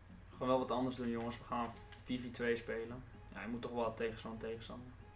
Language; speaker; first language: Dutch; native; Dutch